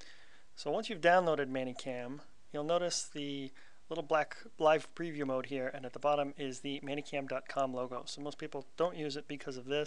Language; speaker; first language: English; native; English